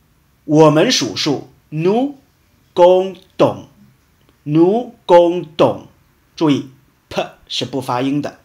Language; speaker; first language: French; non-native, fluent; Chinese